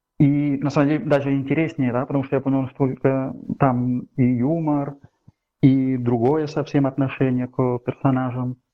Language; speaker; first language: Russian; non-native, fluent; Catalan